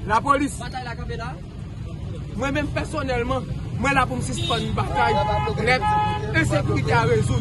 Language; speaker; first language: Haitian Creole; native; Haitian Creole